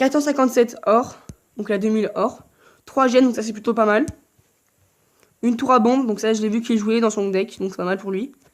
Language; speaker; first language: French; native; French